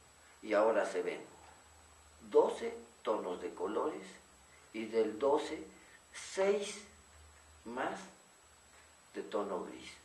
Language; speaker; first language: Spanish; native; Spanish